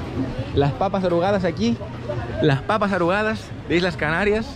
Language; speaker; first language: Spanish; non-native, learner; Greek